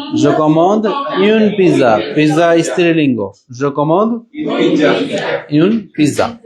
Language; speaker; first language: French; non-native, fluent; Bangla